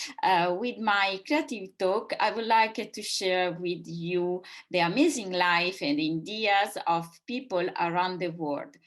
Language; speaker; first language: English; non-native, learner; Italian